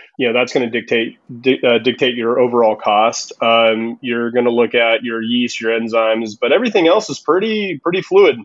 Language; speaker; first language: English; early bilingual, other home language; Spanish